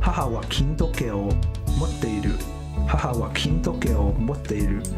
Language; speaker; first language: Japanese; non-native, learner; Cantonese